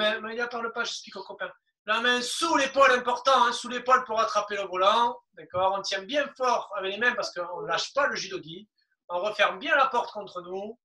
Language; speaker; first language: French; native; French